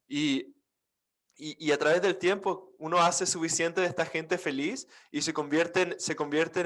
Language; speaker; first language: Spanish; non-native, fluent; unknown